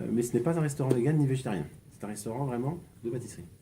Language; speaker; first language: French; native; French